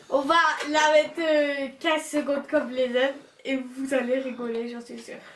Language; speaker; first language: French; native; French